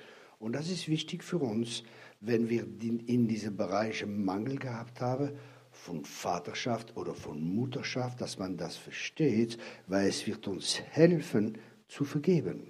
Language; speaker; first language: German; non-native, fluent; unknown